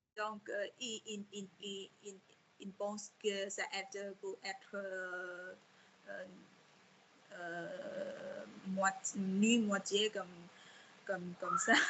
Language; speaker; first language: French; non-native, fluent; Vietnamese